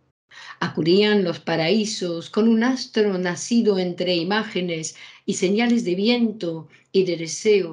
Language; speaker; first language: Spanish; native; Spanish